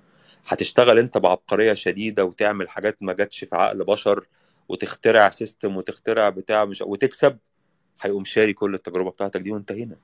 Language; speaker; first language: Arabic; native; Arabic